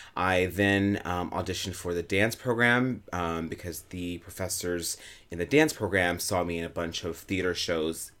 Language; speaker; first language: English; native; English